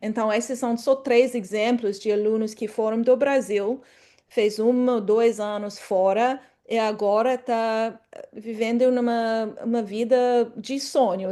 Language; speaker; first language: Portuguese; non-native, fluent; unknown